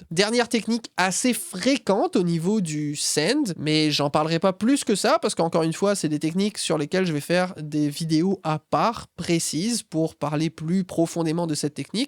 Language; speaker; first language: French; native; French